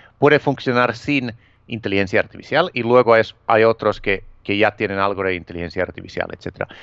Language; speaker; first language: Spanish; non-native, fluent; Finnish